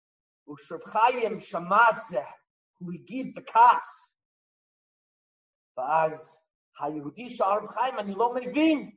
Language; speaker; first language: Hebrew; non-native, fluent; English